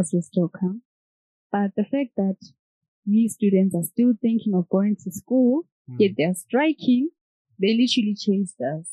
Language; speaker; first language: English; non-native, local second language; Shona